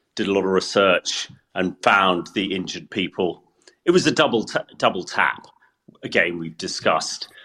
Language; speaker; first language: English; native; English